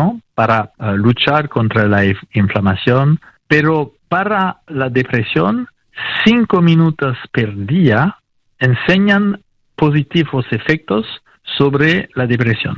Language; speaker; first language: Spanish; non-native, fluent; French